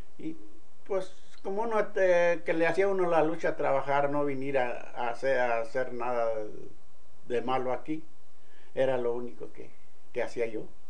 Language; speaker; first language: Spanish; native; Spanish